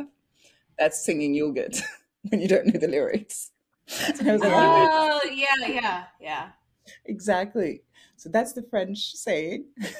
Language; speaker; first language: English; non-native, fluent; French